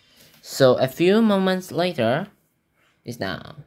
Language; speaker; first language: English; non-native, learner; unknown